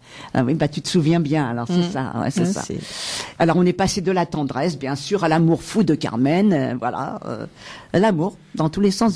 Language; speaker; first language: French; native; French